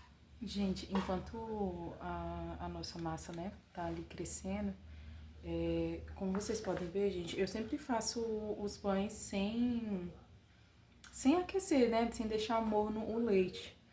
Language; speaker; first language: Portuguese; native; Portuguese